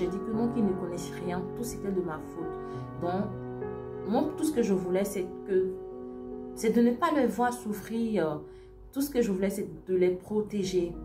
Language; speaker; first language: French; native; French